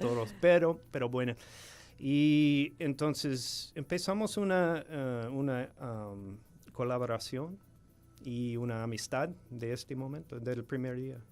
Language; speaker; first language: Spanish; non-native, fluent; English